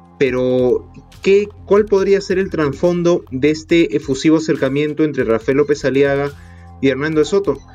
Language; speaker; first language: Spanish; native; Spanish